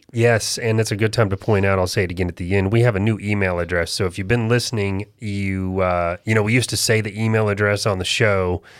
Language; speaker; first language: English; native; English